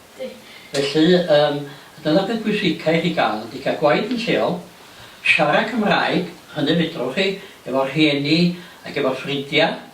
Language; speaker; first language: Welsh; native; Welsh